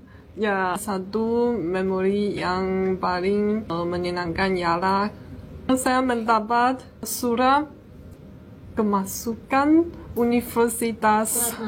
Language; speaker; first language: Indonesian; non-native, learner; Chinese